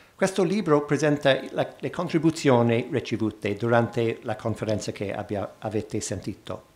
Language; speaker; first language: Italian; non-native, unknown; English